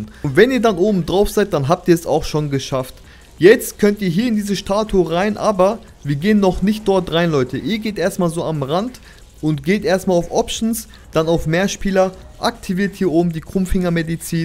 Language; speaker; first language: German; native; German